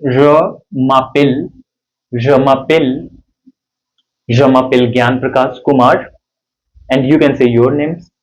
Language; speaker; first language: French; non-native, fluent; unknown